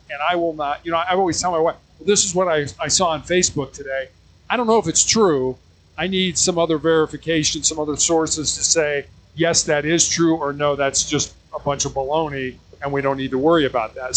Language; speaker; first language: English; native; English